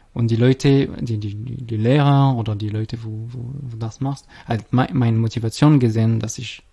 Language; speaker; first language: German; non-native, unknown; French